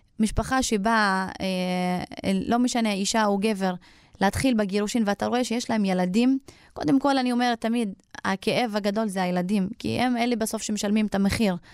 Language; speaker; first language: Hebrew; non-native, local second language; Arabic